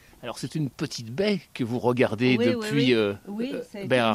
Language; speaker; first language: French; native; French